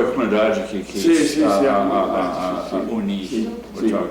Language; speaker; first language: Portuguese; non-native, fluent; English